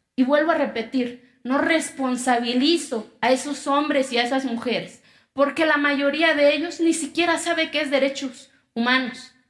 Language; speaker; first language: Spanish; non-native, local second language; Zapotec